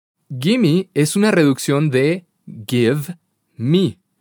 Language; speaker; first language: Spanish; native; Spanish